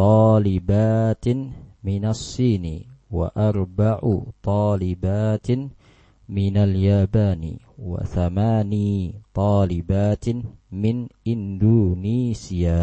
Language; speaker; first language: Arabic; non-native, fluent; Indonesian